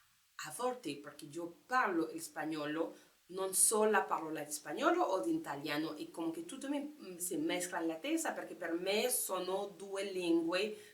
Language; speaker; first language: Italian; non-native, learner; French